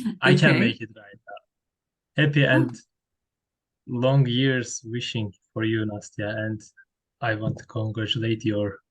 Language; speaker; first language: English; non-native, learner; Turkish